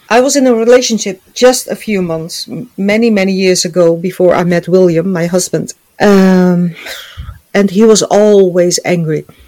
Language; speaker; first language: English; non-native, fluent; Dutch